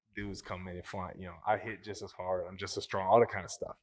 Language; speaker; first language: English; native; English